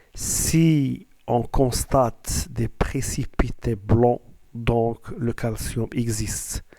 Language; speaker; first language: French; non-native, local second language; Arabic